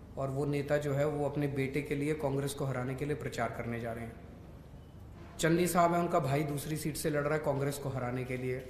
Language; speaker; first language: Hindi; native; Hindi